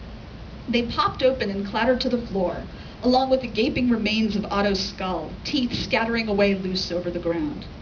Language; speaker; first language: English; native; English